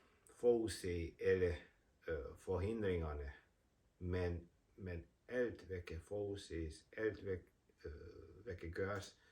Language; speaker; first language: Danish; non-native, fluent; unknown